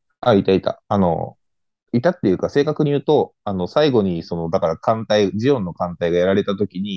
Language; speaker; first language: Japanese; native; Japanese